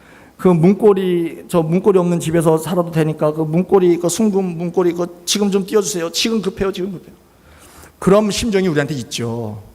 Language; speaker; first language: Korean; native; Korean